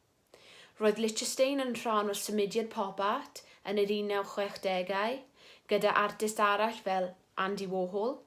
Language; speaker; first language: Welsh; non-native, local second language; English